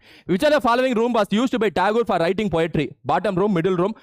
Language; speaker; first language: English; non-native, local second language; Tamil